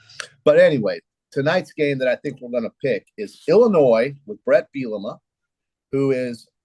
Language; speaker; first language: English; native; English